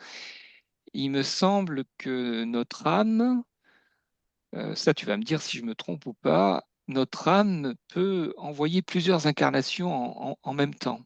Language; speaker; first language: French; native; French